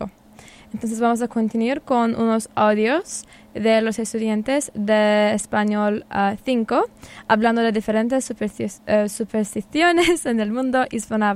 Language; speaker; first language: Spanish; non-native, learner; English